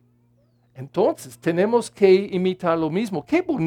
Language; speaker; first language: Spanish; non-native, fluent; English